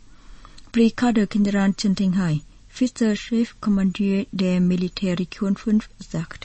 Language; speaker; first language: German; non-native, fluent; Vietnamese